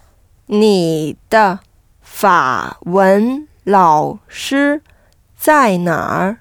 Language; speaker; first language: Chinese; non-native, learner; French